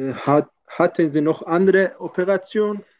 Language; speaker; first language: German; non-native, learner; Turkish